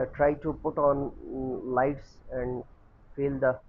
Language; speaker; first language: English; non-native, local second language; Urdu